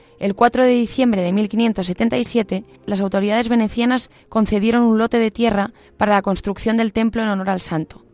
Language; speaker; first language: Spanish; native; Spanish